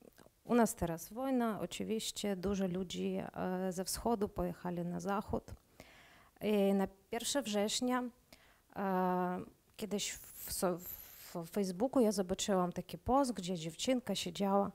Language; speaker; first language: Polish; non-native, learner; Ukrainian